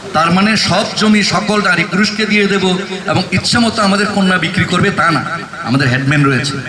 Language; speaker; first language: Bangla; non-native, local second language; Chakma